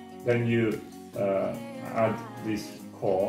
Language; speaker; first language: English; non-native, fluent; Russian